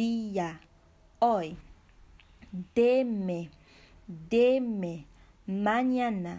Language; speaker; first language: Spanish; non-native, fluent; Haitian Creole